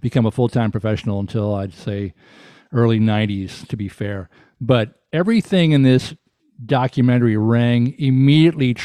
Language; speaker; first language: English; native; English